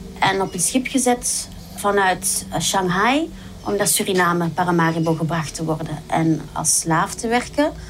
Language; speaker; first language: Dutch; native; Dutch